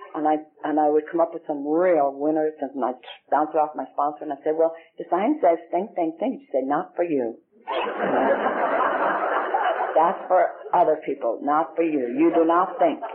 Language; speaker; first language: English; native; English